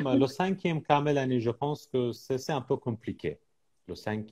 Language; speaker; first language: French; non-native, fluent; Persian